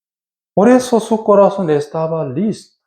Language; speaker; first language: Spanish; non-native, learner; Korean